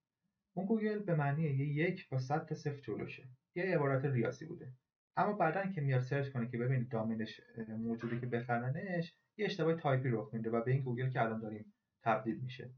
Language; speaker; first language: Persian; native; Persian